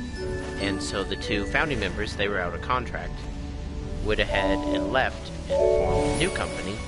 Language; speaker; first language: English; native; English